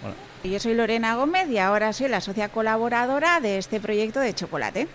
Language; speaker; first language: Spanish; native; Spanish